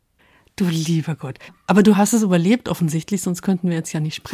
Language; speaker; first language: German; native; German